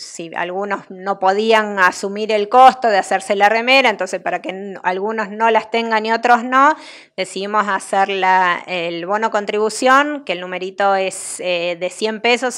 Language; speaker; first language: Spanish; native; Spanish